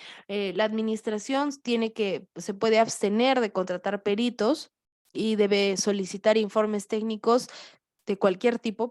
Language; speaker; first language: Spanish; native; Spanish